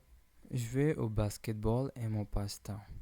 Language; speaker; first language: French; non-native, learner; English